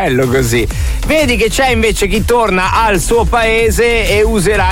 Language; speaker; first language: Italian; native; Italian